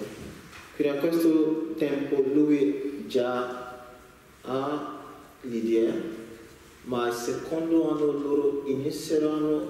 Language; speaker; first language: Italian; non-native, learner; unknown